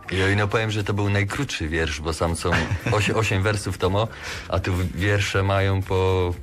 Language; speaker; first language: Polish; native; Polish